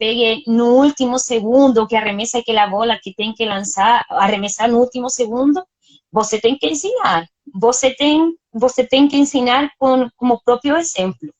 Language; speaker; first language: Portuguese; non-native, fluent; Spanish